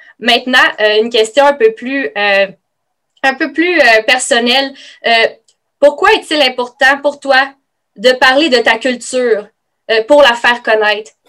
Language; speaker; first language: French; native; French